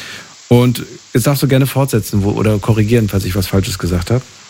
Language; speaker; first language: German; native; German